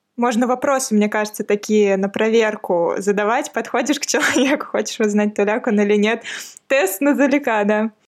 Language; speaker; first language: Russian; native; Russian